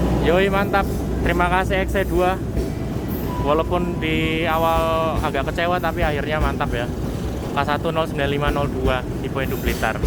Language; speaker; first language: Indonesian; native; Indonesian